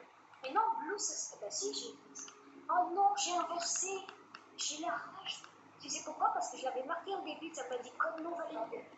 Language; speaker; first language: French; native; French